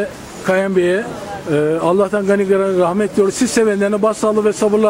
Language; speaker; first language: Turkish; native; Turkish